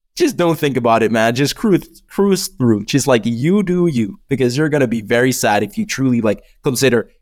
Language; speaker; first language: English; non-native, fluent; Czech